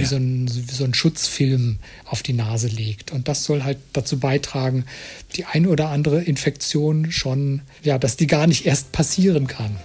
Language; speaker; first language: German; native; German